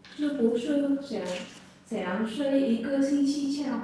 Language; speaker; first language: Chinese; non-native, learner; Vietnamese